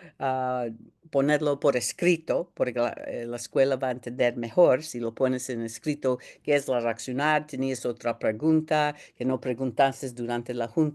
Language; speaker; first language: Spanish; early bilingual, heritage; Spanish